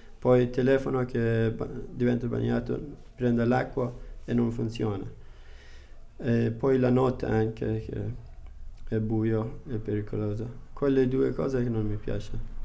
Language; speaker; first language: Italian; non-native, learner; Persian